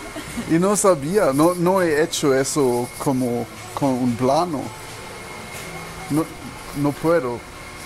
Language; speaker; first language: Spanish; non-native, learner; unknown